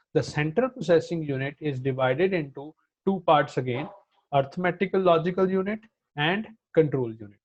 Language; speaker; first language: English; non-native, local second language; Punjabi